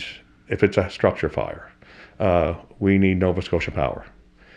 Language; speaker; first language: English; native; English